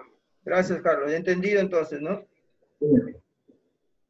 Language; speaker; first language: Spanish; native; Spanish